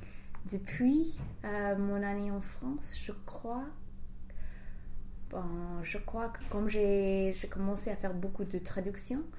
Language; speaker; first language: French; non-native, fluent; English